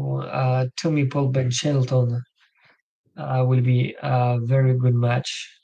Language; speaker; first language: English; non-native, learner; French